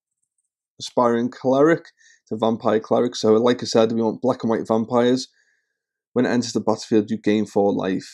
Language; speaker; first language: English; native; English